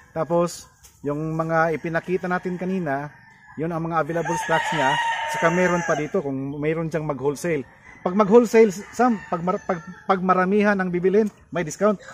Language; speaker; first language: Filipino; non-native, local second language; Cebuano